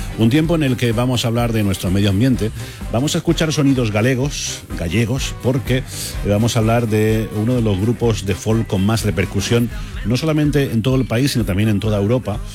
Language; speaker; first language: Spanish; native; Spanish